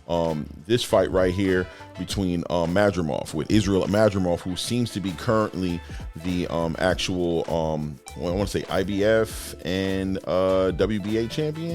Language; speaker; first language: English; native; English